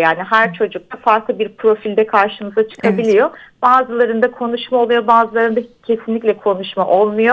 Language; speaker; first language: Turkish; native; Turkish